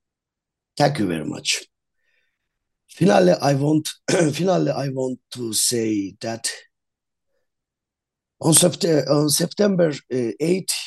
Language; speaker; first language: English; non-native, learner; Azerbaijani